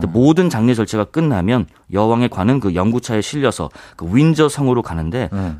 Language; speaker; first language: Korean; native; Korean